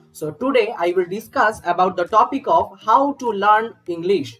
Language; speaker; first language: English; non-native, local second language; Bangla